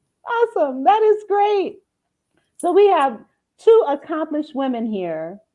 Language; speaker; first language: English; native; English